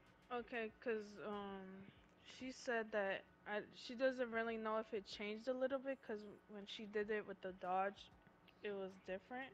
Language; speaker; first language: English; early bilingual, other home language; Spanish